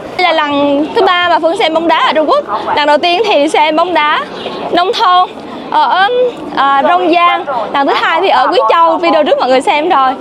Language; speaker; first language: Vietnamese; native; Vietnamese